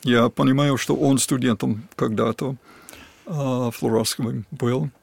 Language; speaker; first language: Russian; non-native, fluent; English